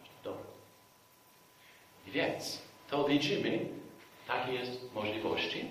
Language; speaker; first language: Polish; non-native, fluent; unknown